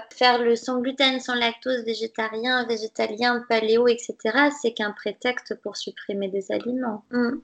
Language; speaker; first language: French; native; French